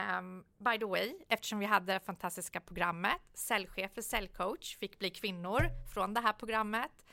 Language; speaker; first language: Swedish; early bilingual, other home language; Persian